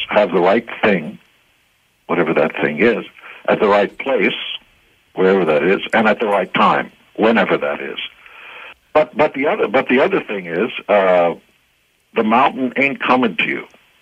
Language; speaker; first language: English; non-native, fluent; Hebrew